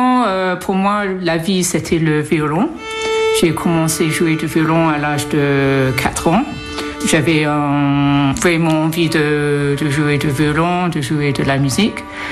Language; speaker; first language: French; non-native, fluent; English